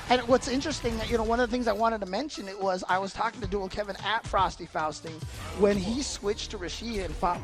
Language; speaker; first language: English; native; English